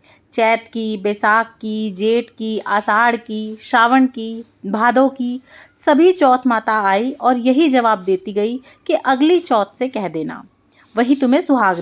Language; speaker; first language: Hindi; native; Hindi